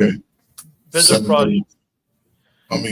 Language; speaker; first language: English; native; English